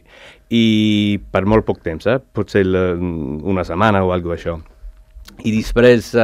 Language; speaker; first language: Catalan; non-native, learner; English